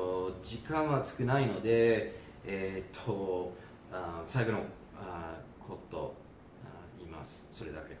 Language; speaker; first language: Japanese; non-native, fluent; English